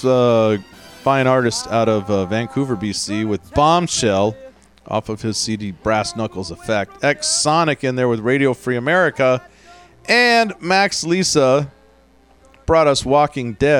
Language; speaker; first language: English; native; English